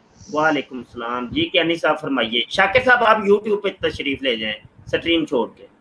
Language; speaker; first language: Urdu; non-native, local second language; Punjabi